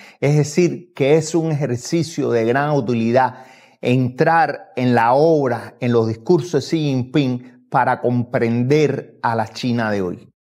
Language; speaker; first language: Spanish; native; Spanish